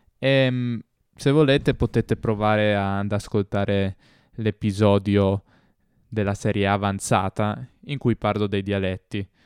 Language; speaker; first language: Italian; native; Italian